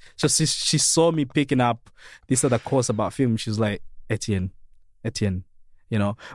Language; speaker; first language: English; non-native, fluent; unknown